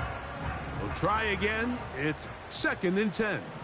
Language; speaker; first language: English; native; English